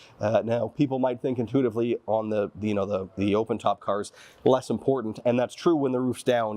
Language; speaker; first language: English; native; English